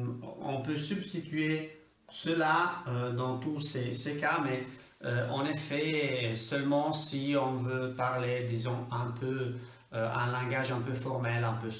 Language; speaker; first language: French; non-native, fluent; Italian